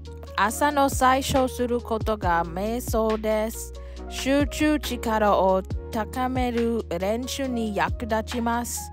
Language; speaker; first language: Japanese; non-native, learner; English